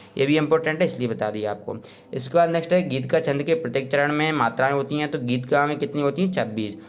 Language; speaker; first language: Hindi; native; Hindi